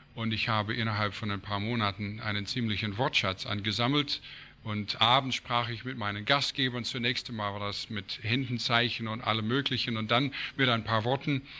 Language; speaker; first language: German; non-native, fluent; English